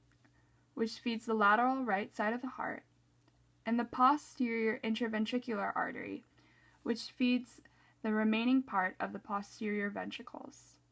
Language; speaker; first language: English; native; English